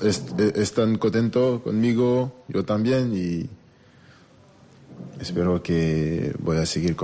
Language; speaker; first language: Spanish; non-native, learner; French